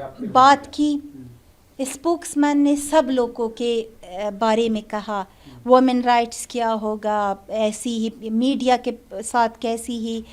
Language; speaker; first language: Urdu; non-native, learner; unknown